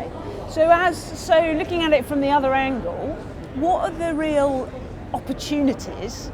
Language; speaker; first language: English; native; English